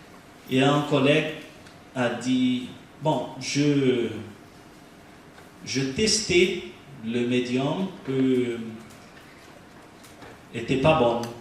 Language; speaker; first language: French; non-native, learner; Portuguese